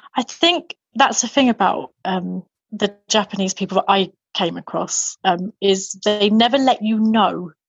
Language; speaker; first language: English; native; English